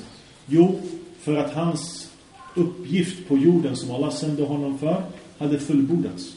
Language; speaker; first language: Swedish; early bilingual, other home language; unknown